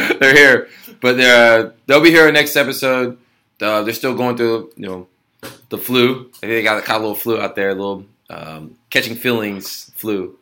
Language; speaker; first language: English; native; English